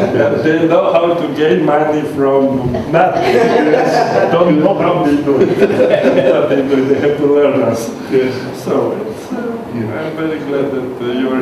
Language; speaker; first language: English; non-native, learner; Romanian